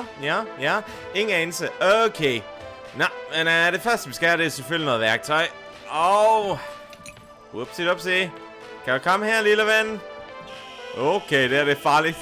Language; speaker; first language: Danish; native; Danish